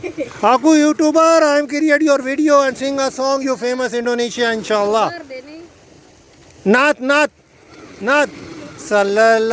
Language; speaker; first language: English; non-native, learner; Urdu